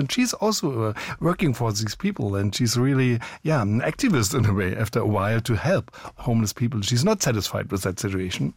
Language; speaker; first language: English; non-native, fluent; German